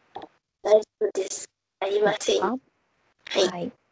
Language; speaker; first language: Japanese; non-native, fluent; Vietnamese